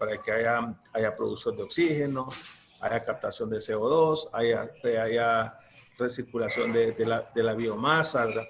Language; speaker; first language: Spanish; native; Spanish